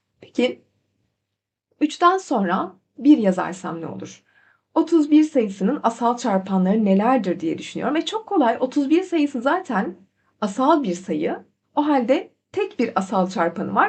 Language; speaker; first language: Turkish; native; Turkish